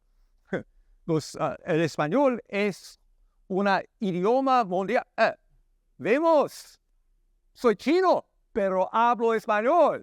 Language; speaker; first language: Spanish; non-native, learner; English